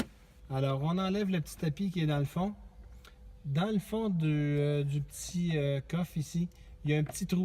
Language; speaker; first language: French; native; French